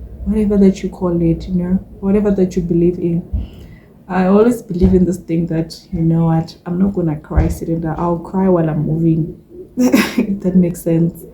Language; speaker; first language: English; non-native, local second language; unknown